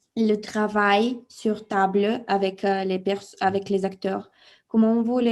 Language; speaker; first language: French; non-native, fluent; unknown